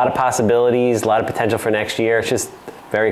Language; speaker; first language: English; native; English